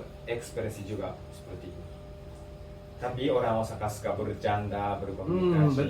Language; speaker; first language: Indonesian; non-native, learner; Japanese